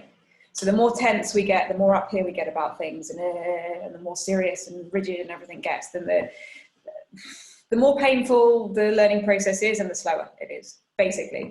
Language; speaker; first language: English; non-native, fluent; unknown